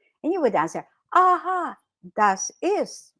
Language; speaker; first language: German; non-native, fluent; Filipino